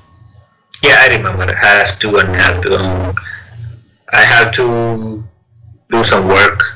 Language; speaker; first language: English; non-native, learner; Telugu